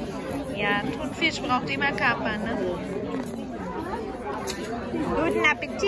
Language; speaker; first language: German; early bilingual, other home language; Russian